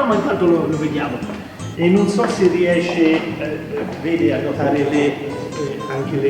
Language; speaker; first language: Italian; native; Italian